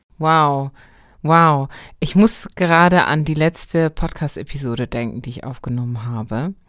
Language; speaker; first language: German; native; German